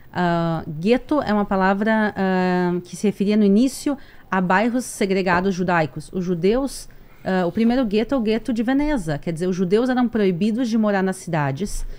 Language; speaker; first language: Portuguese; native; Portuguese